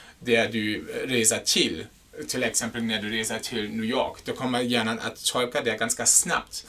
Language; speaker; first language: Swedish; non-native, fluent; German